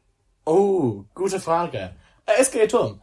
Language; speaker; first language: German; non-native, learner; English